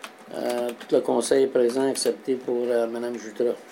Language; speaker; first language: French; native; French